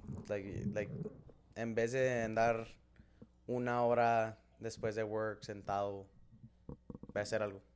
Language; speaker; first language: Spanish; early bilingual, heritage; Spanish